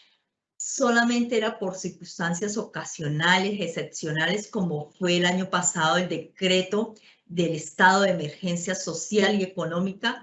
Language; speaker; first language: Spanish; native; Spanish